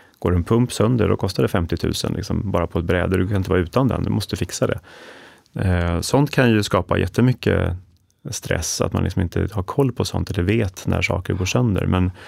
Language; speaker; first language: Swedish; native; Swedish